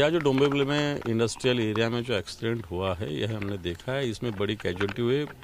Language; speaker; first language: Hindi; non-native, local second language; Marathi